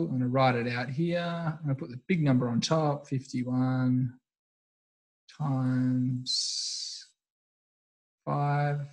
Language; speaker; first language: English; native; English